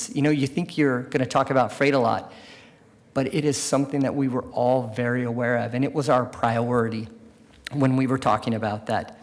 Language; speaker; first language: English; native; English